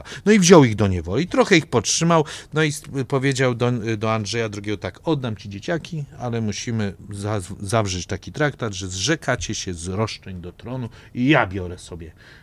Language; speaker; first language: Polish; native; Polish